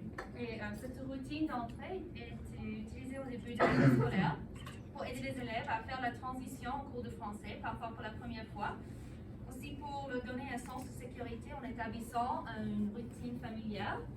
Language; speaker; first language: French; non-native, local second language; English